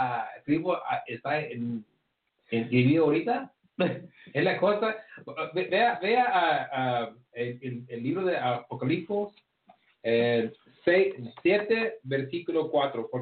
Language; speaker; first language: Spanish; early bilingual, heritage; English